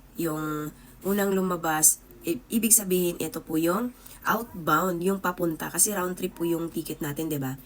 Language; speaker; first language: Filipino; non-native, local second language; Cebuano